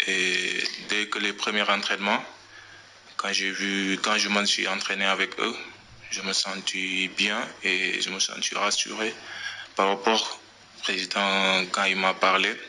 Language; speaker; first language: French; non-native, local second language; Wolof